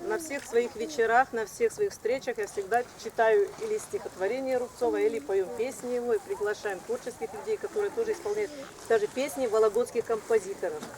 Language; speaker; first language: Russian; native; Russian